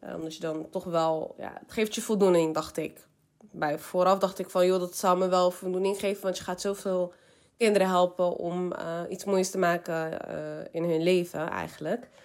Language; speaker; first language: Dutch; early bilingual, other home language; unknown